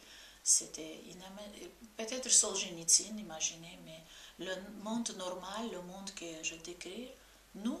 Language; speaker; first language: French; non-native, fluent; Georgian